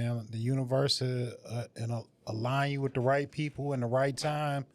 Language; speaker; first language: English; native; English